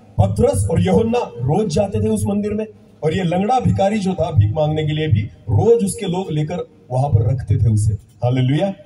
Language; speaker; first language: Hindi; non-native, local second language; Marathi